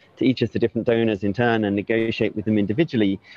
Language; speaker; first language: English; native; English